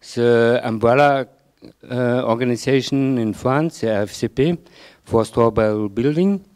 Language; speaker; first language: English; non-native, fluent; German